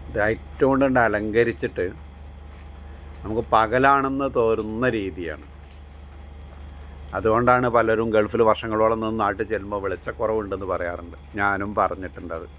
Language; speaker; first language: Malayalam; native; Malayalam